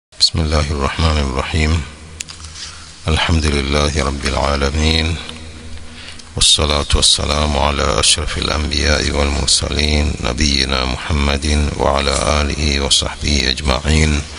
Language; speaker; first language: Arabic; non-native, fluent; Swahili